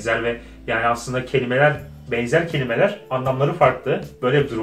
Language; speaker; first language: Turkish; native; Turkish